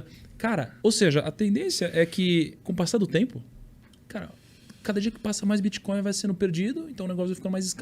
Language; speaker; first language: Portuguese; native; Portuguese